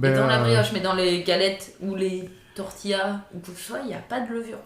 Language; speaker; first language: French; native; French